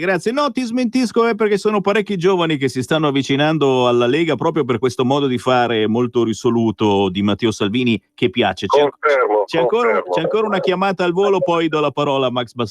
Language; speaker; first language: Italian; native; Italian